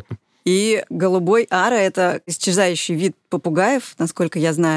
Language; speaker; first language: Russian; native; Russian